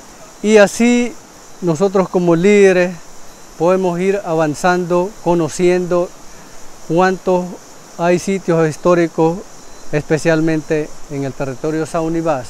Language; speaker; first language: Spanish; non-native, local second language; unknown